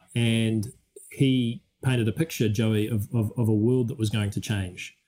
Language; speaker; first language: English; native; English